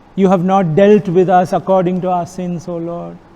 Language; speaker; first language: English; non-native, local second language; Kannada